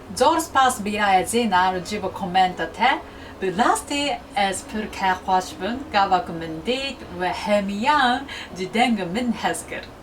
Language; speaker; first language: Kurdish; non-native, learner; Japanese